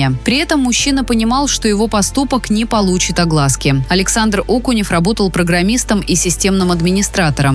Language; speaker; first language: Russian; native; Russian